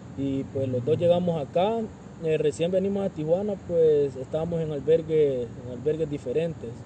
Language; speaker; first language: Spanish; native; Spanish